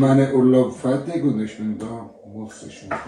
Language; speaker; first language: German; non-native, learner; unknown